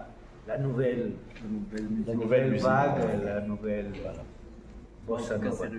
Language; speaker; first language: French; non-native, learner; Spanish